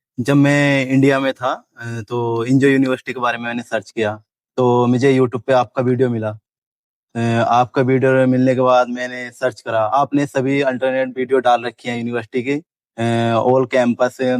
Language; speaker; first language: Hindi; native; Hindi